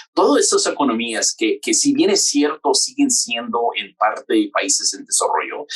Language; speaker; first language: Spanish; non-native, fluent; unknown